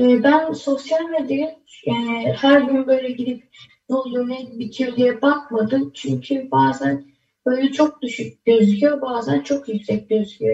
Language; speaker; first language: Turkish; early bilingual, other home language; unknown